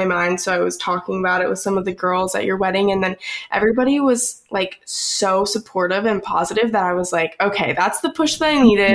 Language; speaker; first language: English; native; English